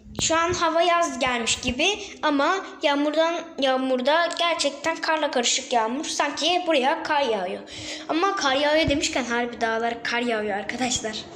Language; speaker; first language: Turkish; native; Turkish